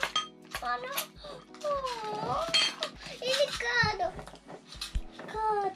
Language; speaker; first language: Indonesian; early bilingual, heritage; Indonesian